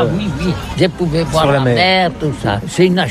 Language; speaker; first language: French; non-native, learner; Catalan